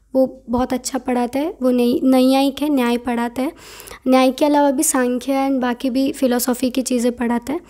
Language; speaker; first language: Hindi; non-native, local second language; Marathi